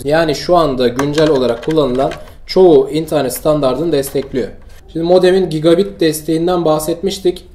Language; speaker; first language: Turkish; native; Turkish